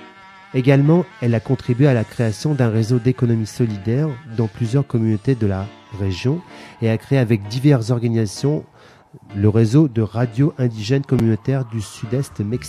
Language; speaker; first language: French; native; French